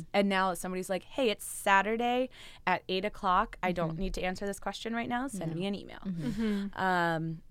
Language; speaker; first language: English; native; English